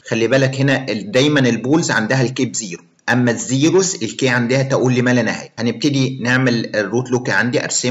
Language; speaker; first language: Arabic; native; Arabic